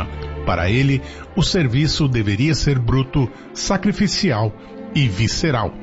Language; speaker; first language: Portuguese; native; Portuguese